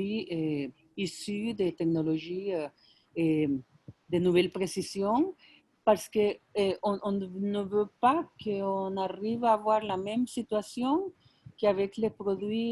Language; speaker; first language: French; non-native, fluent; Spanish